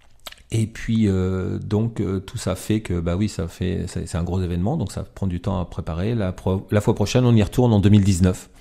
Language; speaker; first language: French; native; French